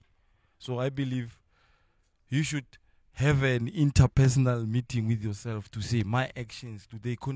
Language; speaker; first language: English; non-native, local second language; Tswana